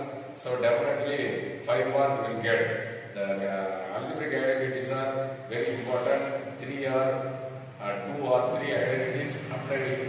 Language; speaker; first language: English; non-native, local second language; Tamil